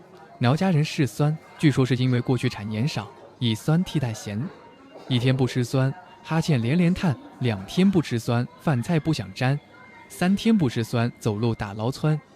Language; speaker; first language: Chinese; native; Chinese